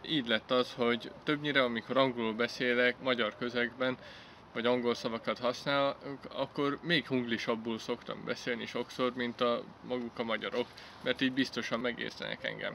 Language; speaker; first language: Hungarian; early bilingual, other home language; English